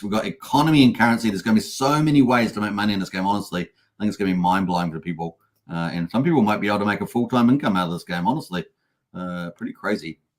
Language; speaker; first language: English; native; English